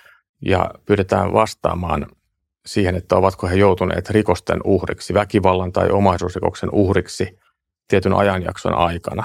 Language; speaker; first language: Finnish; native; Finnish